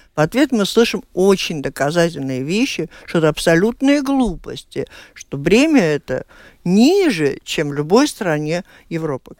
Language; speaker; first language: Russian; native; Russian